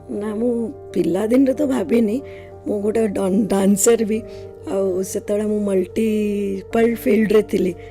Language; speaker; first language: Odia; non-native, fluent; Hindi